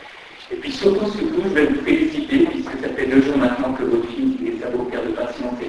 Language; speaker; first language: French; native; French